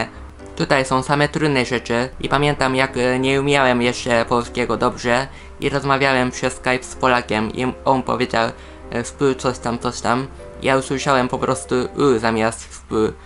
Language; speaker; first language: Polish; non-native, fluent; Japanese